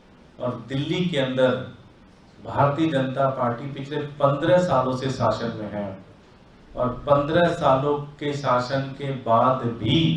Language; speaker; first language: Hindi; native; Hindi